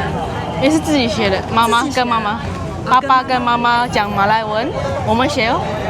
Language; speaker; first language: Chinese; non-native, local second language; Malay